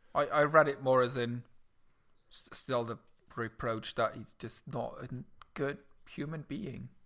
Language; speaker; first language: English; non-native, fluent; Luxembourgish